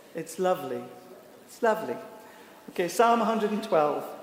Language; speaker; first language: English; native; English